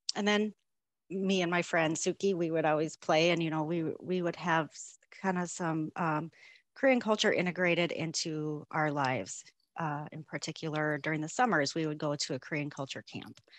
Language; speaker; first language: English; native; English